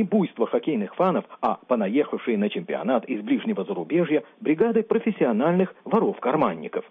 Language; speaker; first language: Russian; native; Russian